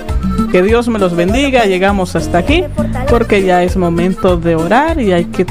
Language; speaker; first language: Spanish; native; Spanish